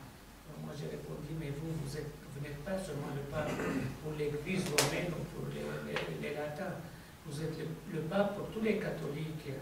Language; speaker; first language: French; non-native, fluent; Arabic